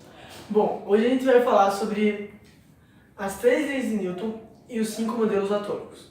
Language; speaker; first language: Portuguese; native; Portuguese